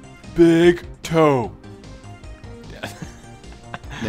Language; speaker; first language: English; native; English